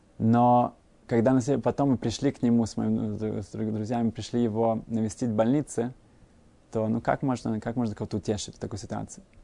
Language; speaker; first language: Russian; early bilingual, heritage; Russian